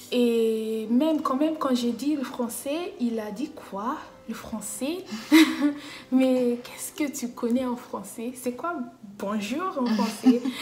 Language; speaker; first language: French; non-native, fluent; Yoruba